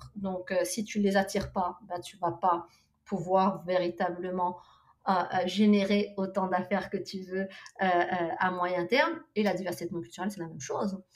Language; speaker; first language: French; non-native, local second language; Arabic